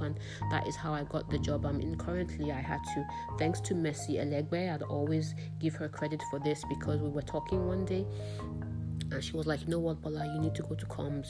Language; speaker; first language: English; non-native, local second language; Yoruba